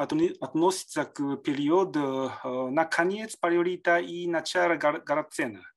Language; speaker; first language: Russian; non-native, learner; Japanese